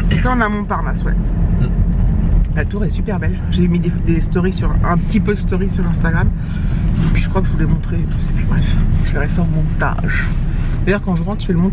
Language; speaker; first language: French; native; French